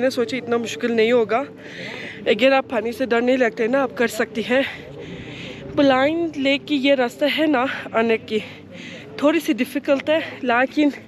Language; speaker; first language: Hindi; non-native, fluent; Turkish